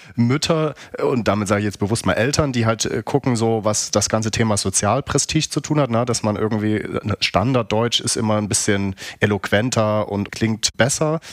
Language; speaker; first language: German; native; German